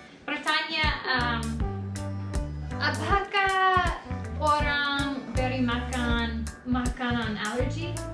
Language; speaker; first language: Indonesian; non-native, learner; English